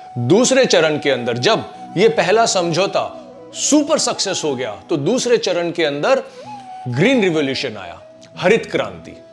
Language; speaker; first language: Hindi; native; Hindi